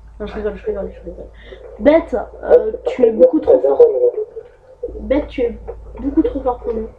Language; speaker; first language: French; native; French